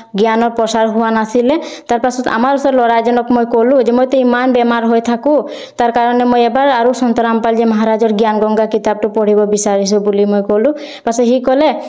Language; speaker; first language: Assamese; non-native, local second language; Bodo